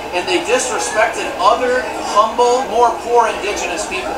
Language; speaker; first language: English; native; English